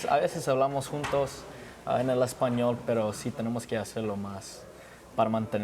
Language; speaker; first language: Spanish; non-native, fluent; English